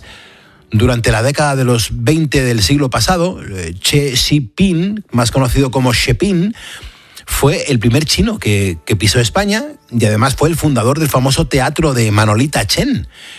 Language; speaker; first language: Spanish; native; Spanish